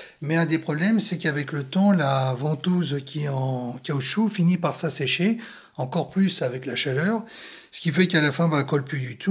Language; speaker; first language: French; native; French